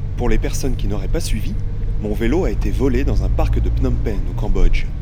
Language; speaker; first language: French; native; French